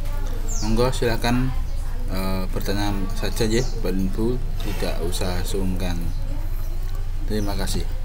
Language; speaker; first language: Indonesian; native; Indonesian